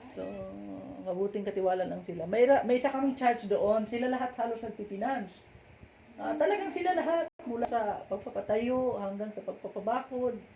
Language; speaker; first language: Filipino; non-native, local second language; Masbatenyo